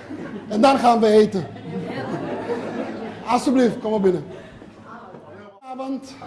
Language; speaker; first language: Dutch; non-native, learner; Hebrew